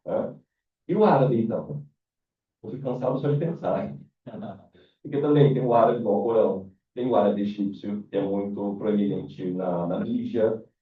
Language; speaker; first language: Portuguese; native; Portuguese